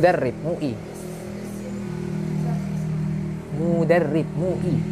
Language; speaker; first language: Arabic; non-native, fluent; Indonesian